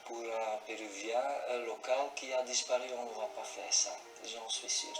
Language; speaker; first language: French; non-native, local second language; Dutch